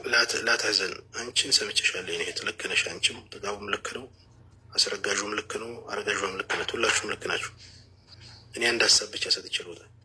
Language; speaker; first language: Amharic; native; Amharic